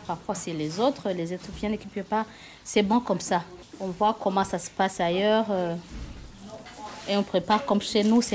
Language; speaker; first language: French; non-native, local second language; Rundi